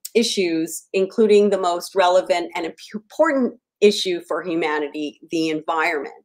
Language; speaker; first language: English; native; English